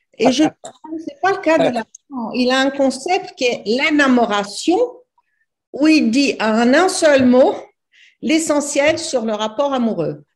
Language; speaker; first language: French; non-native, fluent; Portuguese